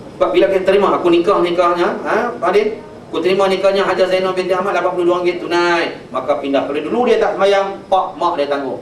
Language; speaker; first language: Malay; native; Malay